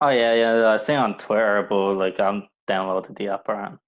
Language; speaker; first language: English; native; English